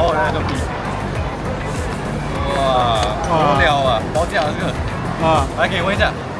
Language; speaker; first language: Chinese; native; Chinese